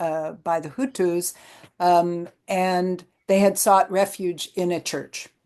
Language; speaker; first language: English; native; English